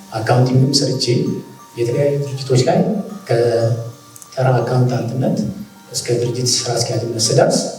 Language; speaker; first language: Amharic; native; Amharic